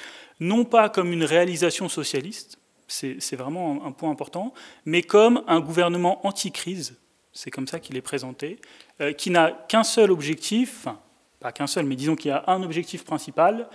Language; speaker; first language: French; native; French